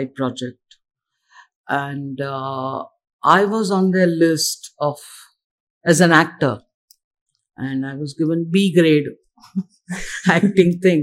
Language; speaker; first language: English; non-native, local second language; Gujarati